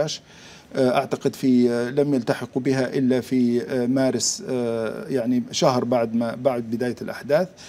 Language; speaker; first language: Arabic; native; Arabic